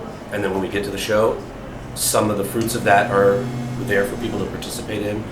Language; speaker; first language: English; native; English